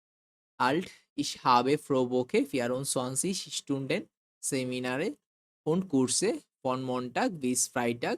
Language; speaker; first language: German; non-native, fluent; Bangla